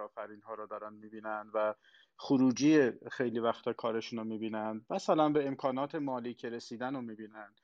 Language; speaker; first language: Persian; non-native, local second language; Azerbaijani